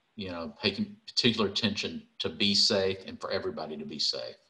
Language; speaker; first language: English; native; English